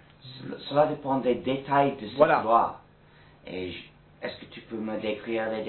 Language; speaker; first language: French; non-native, fluent; English